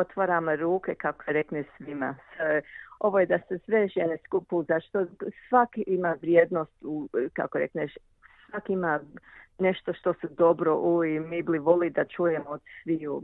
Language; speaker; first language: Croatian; early bilingual, heritage; Croatian